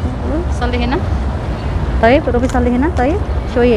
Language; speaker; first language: Arabic; non-native, local second language; Indonesian